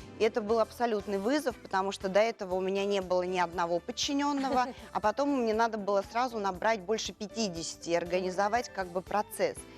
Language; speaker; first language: Russian; native; Russian